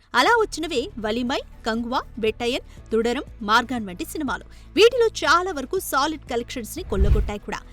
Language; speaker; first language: Telugu; native; Telugu